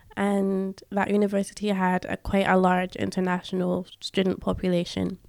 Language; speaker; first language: English; early bilingual, other home language; Yoruba